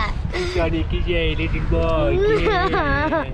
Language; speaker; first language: Norwegian; non-native, learner; Persian